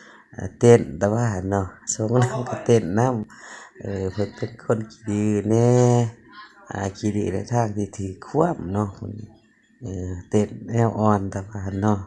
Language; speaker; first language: Thai; non-native, local second language; Lao